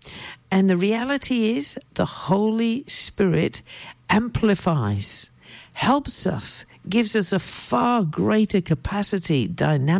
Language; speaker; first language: English; native; English